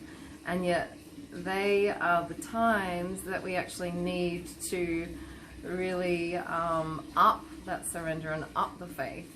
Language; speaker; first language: English; native; English